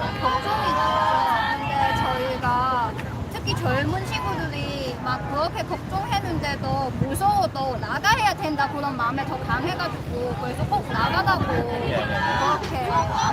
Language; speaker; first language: Korean; non-native, learner; Cantonese